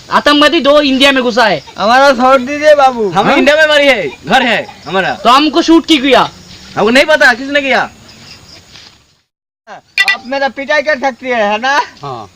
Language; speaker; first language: Hindi; non-native, local second language; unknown